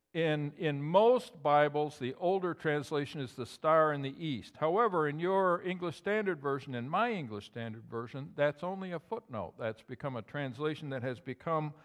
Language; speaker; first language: English; native; English